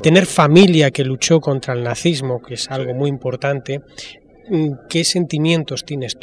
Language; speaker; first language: Spanish; native; Spanish